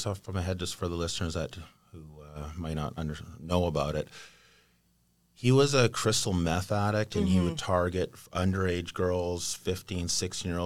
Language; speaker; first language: English; native; English